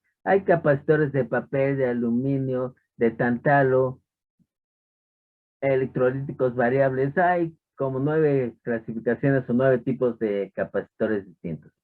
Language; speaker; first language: Spanish; native; Spanish